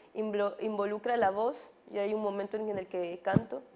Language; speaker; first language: Spanish; native; Spanish